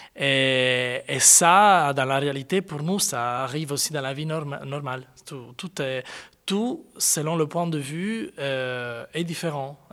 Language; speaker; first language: French; non-native, fluent; Italian